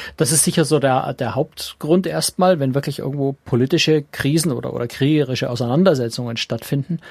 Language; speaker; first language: German; native; German